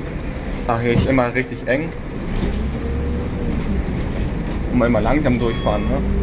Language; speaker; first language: German; native; German